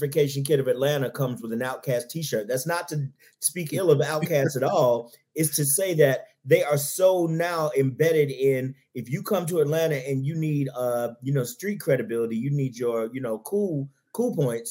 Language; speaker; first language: English; native; English